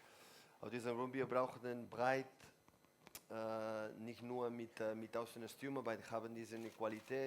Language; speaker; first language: German; non-native, learner; Spanish